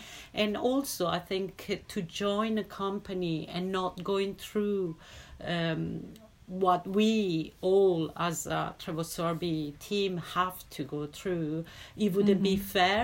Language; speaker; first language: English; non-native, fluent; Italian